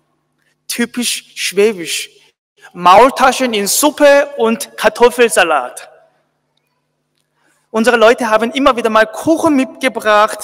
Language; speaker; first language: German; non-native, fluent; Korean